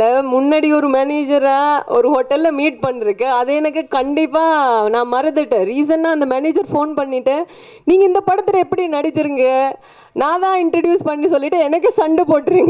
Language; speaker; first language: Tamil; non-native, local second language; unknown